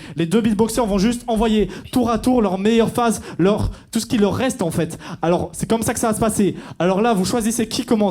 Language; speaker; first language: French; native; French